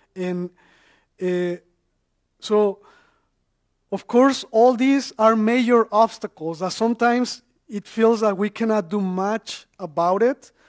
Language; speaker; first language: English; non-native, fluent; Spanish